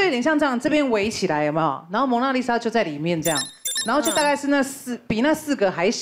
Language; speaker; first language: Chinese; native; Chinese